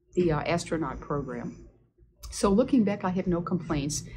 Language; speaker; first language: English; native; English